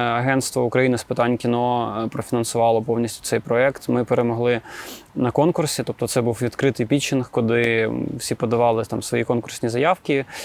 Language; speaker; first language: Ukrainian; native; Ukrainian